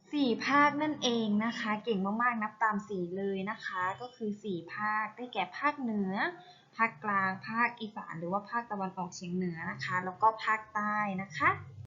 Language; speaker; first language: Thai; native; Thai